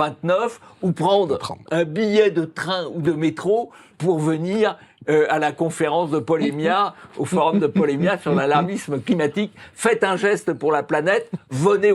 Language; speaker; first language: French; native; French